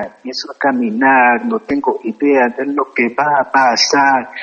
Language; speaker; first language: Spanish; native; Spanish